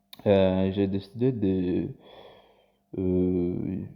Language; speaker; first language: French; non-native, learner; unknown